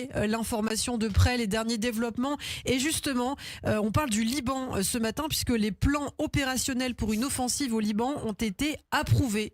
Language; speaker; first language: French; native; French